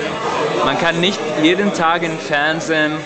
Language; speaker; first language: German; non-native, fluent; Italian